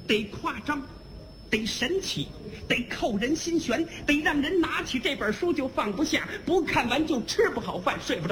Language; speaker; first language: Chinese; native; Chinese